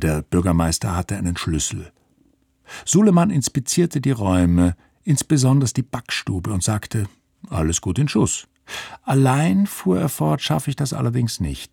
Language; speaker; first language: German; native; German